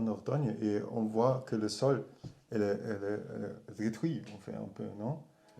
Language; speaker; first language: French; non-native, learner; German